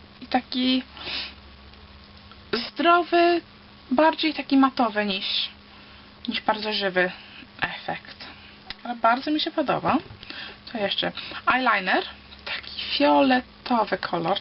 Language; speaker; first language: Polish; early bilingual, heritage; Polish